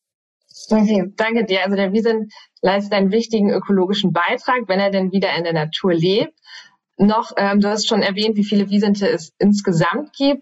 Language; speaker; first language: German; native; German